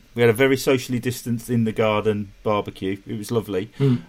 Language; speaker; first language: English; native; English